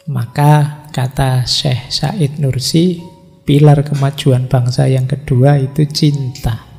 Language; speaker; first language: Indonesian; non-native, local second language; Javanese